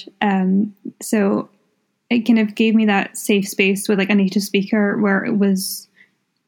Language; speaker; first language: English; native; English